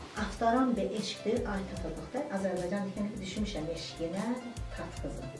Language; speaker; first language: Azerbaijani; non-native, local second language; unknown